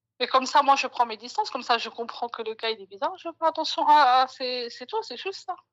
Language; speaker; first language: French; early bilingual, other home language; Arabic